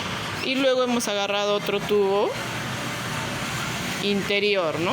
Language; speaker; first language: Spanish; native; Spanish